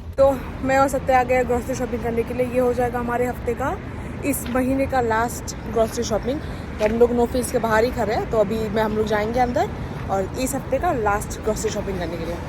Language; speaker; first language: Hindi; non-native, local second language; Bangla